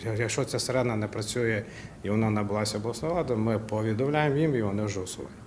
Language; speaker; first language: Ukrainian; non-native, local second language; Russian